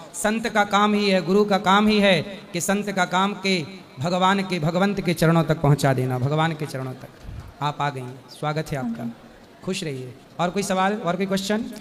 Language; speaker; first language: Hindi; native; Hindi